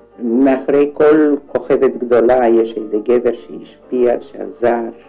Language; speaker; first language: Hebrew; non-native, fluent; Romanian